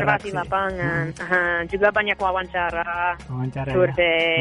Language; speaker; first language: Indonesian; non-native, fluent; English